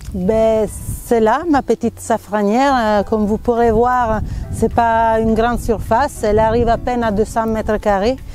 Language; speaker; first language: French; non-native, fluent; Italian